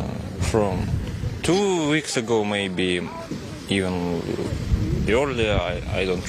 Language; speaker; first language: English; non-native, learner; Russian